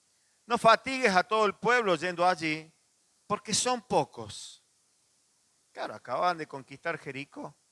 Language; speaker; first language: Spanish; native; Spanish